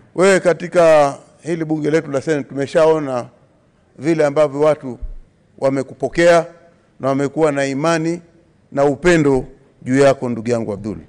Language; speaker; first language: Swahili; native; Swahili